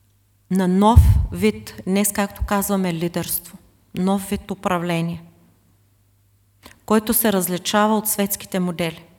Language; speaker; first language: Bulgarian; native; Bulgarian